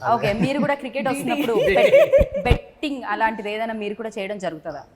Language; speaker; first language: Telugu; native; Telugu